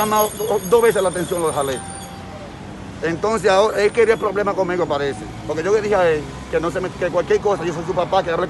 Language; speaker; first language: Spanish; native; Spanish